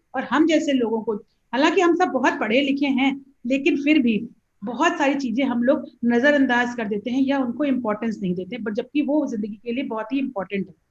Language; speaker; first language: Hindi; native; Hindi